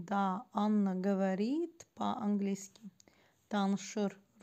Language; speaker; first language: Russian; non-native, fluent; Azerbaijani